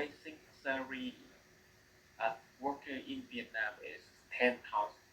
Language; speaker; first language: English; non-native, learner; Vietnamese